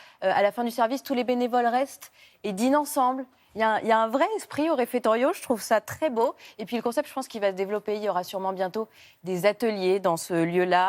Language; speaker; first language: French; native; French